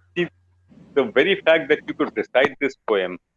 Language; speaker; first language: English; non-native, local second language; Hindi